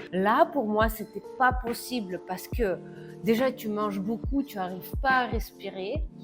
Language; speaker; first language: French; non-native, fluent; Russian